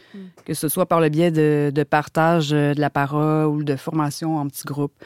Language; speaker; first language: French; native; French